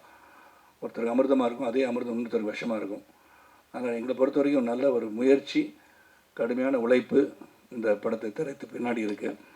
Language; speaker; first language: Tamil; native; Tamil